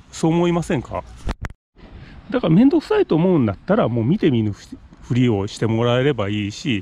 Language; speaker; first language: Japanese; native; Japanese